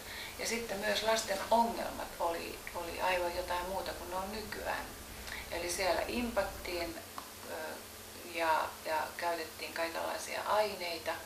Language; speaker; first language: Finnish; native; Finnish